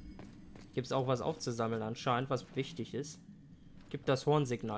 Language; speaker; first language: German; native; German